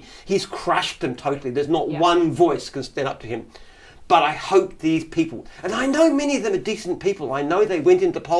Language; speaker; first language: English; native; English